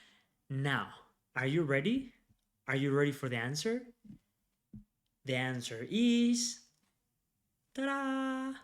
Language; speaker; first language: English; non-native, fluent; Spanish